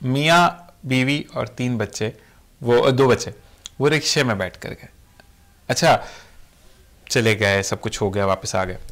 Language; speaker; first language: Urdu; native; Urdu